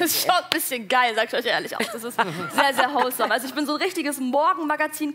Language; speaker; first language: German; early bilingual, other home language; Persian